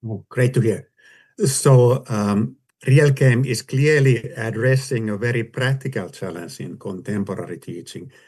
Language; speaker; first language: English; non-native, fluent; Finnish